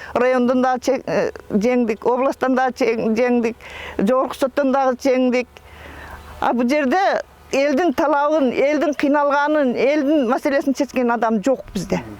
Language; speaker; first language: Kyrgyz; native; Kyrgyz